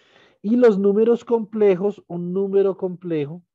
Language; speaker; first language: Spanish; native; Spanish